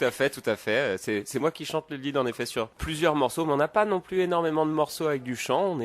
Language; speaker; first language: French; native; French